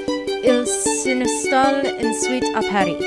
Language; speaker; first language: French; non-native, learner; English